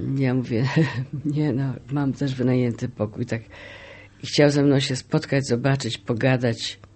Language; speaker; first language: Polish; native; Polish